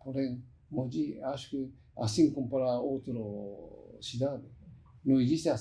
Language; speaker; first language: Portuguese; non-native, learner; Japanese